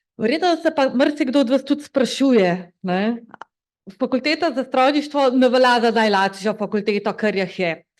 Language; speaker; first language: Slovenian; native; Slovenian